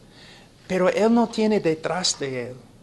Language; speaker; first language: Spanish; non-native, fluent; English